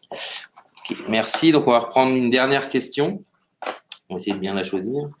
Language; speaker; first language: French; native; French